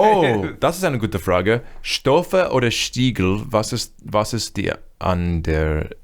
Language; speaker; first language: German; non-native, learner; English